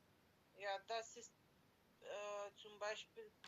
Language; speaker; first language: German; non-native, learner; Macedonian